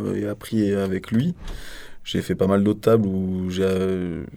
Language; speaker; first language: French; native; French